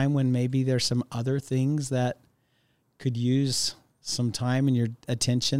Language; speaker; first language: English; native; English